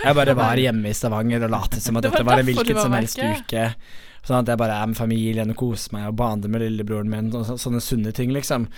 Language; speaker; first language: Norwegian; native; Norwegian